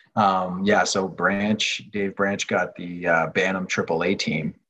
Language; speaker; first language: English; non-native, fluent; French